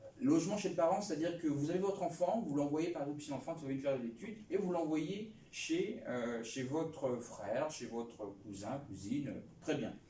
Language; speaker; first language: French; non-native, local second language; Lingala